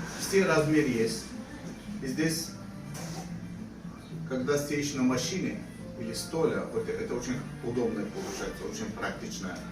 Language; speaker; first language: Russian; non-native, learner; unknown